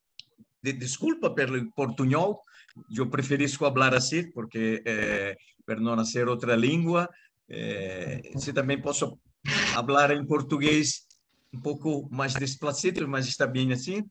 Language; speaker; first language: Portuguese; non-native, learner; Italian